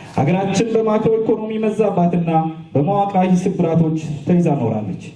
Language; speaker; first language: Amharic; non-native, local second language; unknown